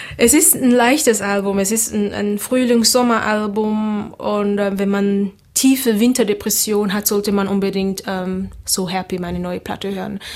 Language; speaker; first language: German; early bilingual, other home language; Seselwa Creole French